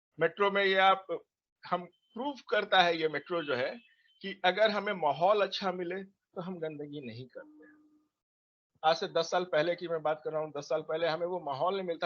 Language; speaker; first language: Hindi; native; Hindi